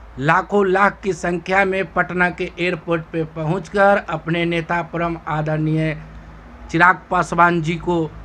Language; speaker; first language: Hindi; native; Hindi